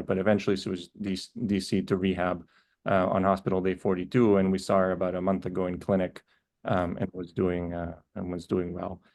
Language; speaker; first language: English; native; English